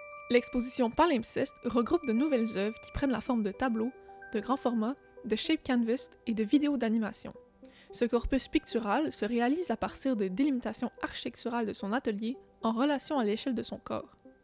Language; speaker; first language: French; native; French